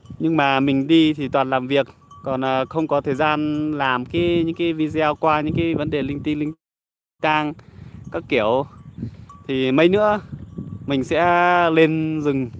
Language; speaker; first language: Vietnamese; non-native, local second language; Iu Mien